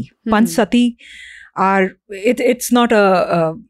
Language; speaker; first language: English; non-native, local second language; Bangla